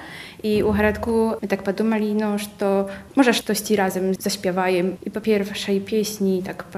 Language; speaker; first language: Polish; non-native, local second language; Belarusian